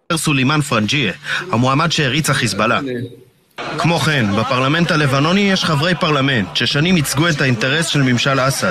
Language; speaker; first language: Hebrew; native; Hebrew